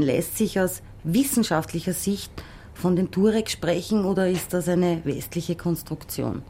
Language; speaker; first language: German; native; German